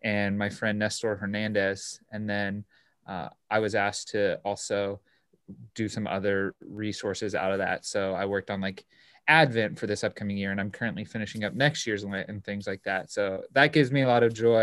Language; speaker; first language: English; native; English